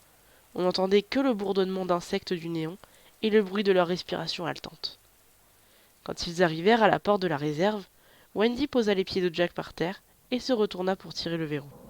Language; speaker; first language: French; native; French